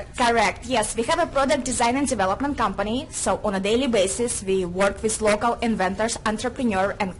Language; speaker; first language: English; non-native, fluent; Russian